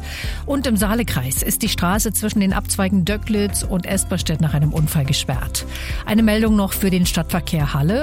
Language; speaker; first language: German; native; German